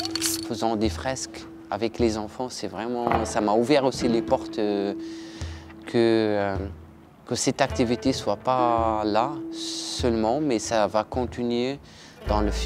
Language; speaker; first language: French; non-native, local second language; Arabic